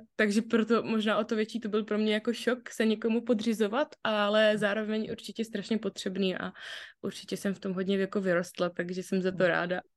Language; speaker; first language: Czech; native; Czech